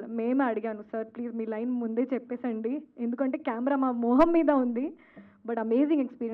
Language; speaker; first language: Telugu; non-native, learner; Hindi